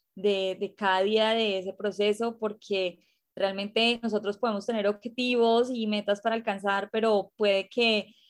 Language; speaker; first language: Spanish; native; Spanish